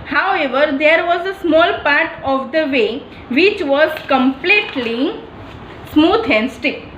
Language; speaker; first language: English; non-native, local second language; Gujarati